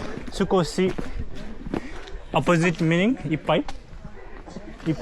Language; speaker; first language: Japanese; non-native, learner; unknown